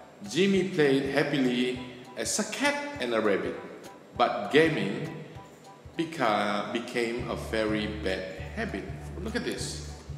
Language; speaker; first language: English; non-native, fluent; Indonesian